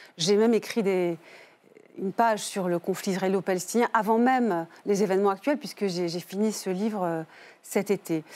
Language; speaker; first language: French; native; French